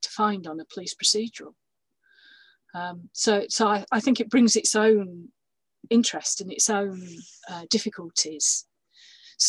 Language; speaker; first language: English; native; English